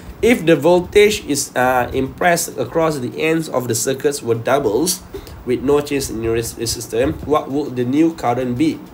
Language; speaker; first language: English; non-native, local second language; Malay